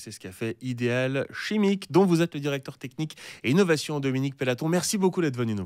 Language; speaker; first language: French; native; French